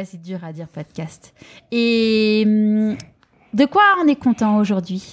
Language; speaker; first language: French; native; French